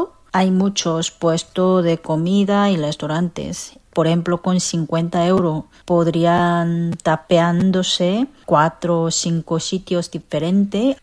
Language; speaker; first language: Spanish; non-native, fluent; Korean